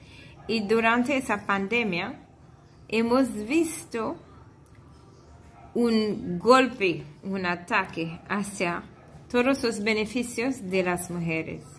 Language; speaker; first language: Spanish; non-native, fluent; English